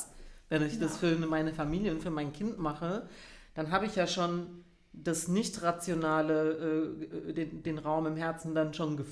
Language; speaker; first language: German; native; German